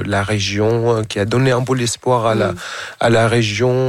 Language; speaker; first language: French; non-native, fluent; Arabic